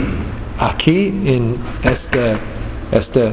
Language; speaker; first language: Spanish; non-native, learner; English